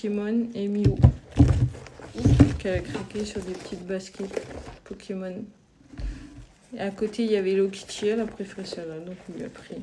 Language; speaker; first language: French; native; French